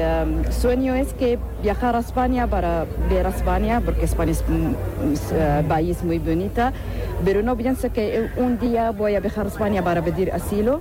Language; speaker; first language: Spanish; non-native, learner; Arabic